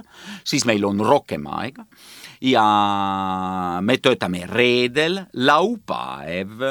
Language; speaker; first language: Estonian; non-native, learner; Italian